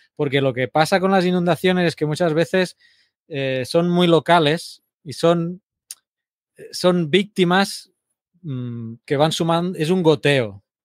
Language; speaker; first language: Spanish; native; Spanish